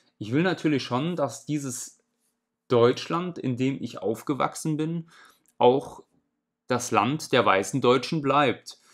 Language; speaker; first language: German; native; German